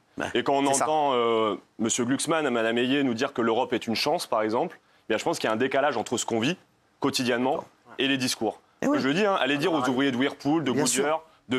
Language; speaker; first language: French; native; French